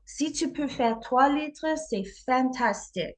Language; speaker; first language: French; non-native, learner; English